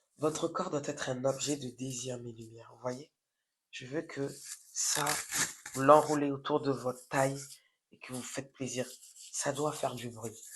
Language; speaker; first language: French; non-native, local second language; Wolof